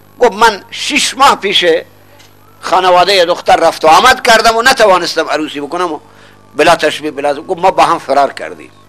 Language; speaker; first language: Persian; non-native, local second language; Baluchi